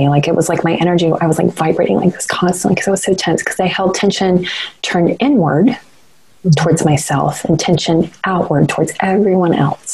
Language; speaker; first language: English; native; English